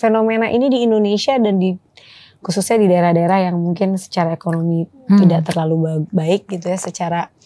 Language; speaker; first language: Indonesian; native; Indonesian